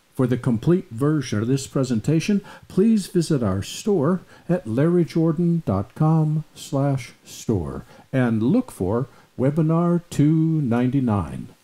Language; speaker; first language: English; native; English